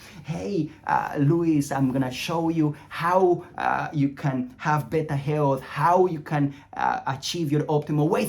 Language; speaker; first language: English; non-native, fluent; Spanish